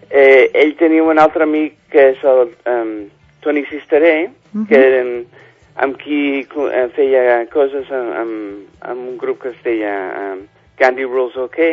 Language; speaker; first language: Catalan; non-native, fluent; English